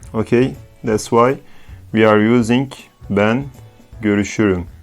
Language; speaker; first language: English; non-native, fluent; Turkish